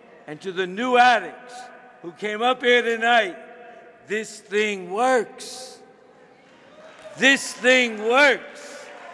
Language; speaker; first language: English; native; English